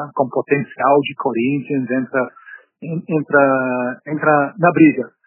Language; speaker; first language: Portuguese; non-native, fluent; English